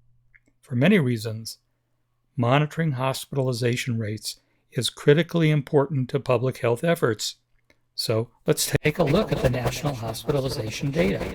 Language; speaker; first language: English; native; English